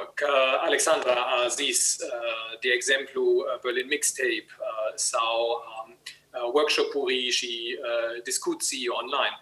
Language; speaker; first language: Romanian; non-native, learner; German